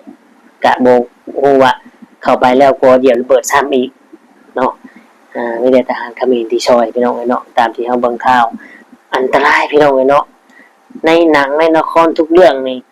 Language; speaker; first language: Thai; non-native, local second language; Lao